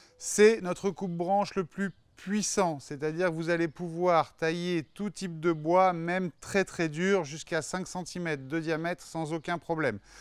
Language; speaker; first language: French; native; French